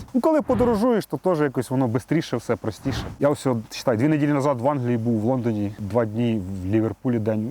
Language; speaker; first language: Ukrainian; native; Ukrainian